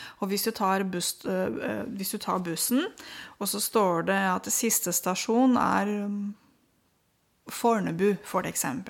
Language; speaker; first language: Norwegian; non-native, fluent; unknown